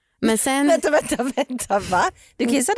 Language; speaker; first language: Swedish; native; Swedish